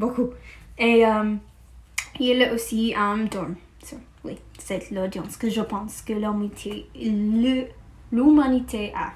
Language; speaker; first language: French; non-native, learner; English